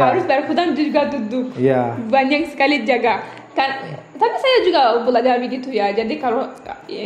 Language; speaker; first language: Indonesian; non-native, learner; Turkish